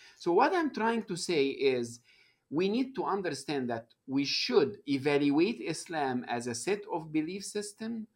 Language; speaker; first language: English; non-native, fluent; Arabic